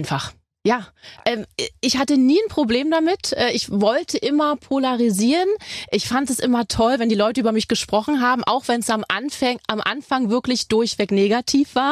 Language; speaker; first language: German; native; German